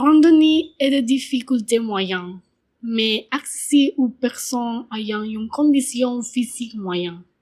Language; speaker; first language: French; non-native, learner; Spanish